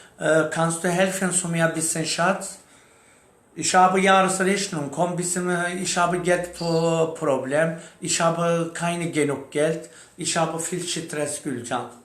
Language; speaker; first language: German; non-native, learner; Turkish